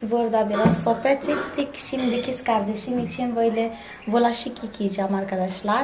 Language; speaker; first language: Turkish; non-native, fluent; Portuguese